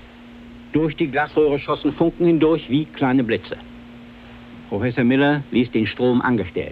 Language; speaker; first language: German; native; German